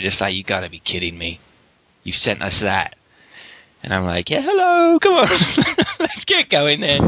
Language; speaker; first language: English; native; English